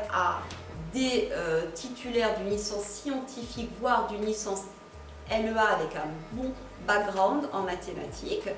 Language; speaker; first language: French; native; French